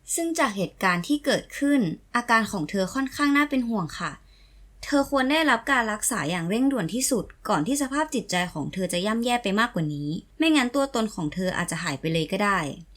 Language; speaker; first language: Thai; native; Thai